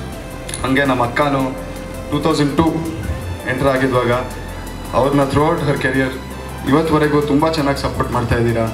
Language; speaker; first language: Kannada; native; Kannada